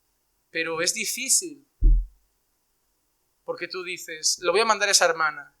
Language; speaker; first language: Spanish; native; Spanish